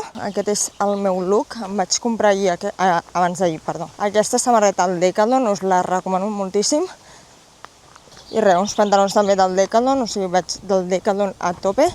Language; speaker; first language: Catalan; native; Catalan